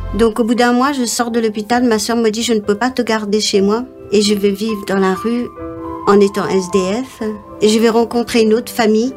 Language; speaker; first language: French; non-native, local second language; Morisyen